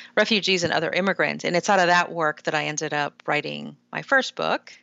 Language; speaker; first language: English; early bilingual, other home language; Spanish